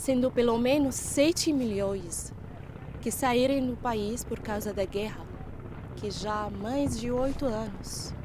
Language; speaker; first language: Portuguese; non-native, fluent; Arabic